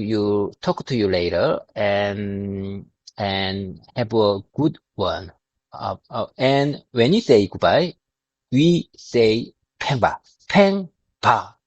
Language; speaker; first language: English; non-native, learner; Korean